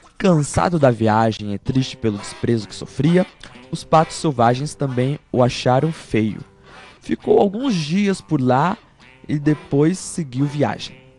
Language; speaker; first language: Portuguese; native; Portuguese